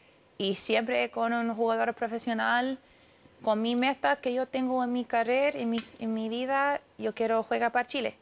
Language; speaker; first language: Spanish; early bilingual, heritage; English